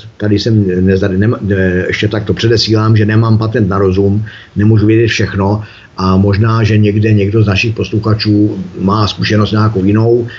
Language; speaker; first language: Czech; native; Czech